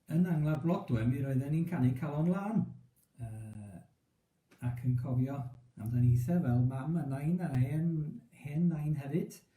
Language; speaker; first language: Welsh; native; Welsh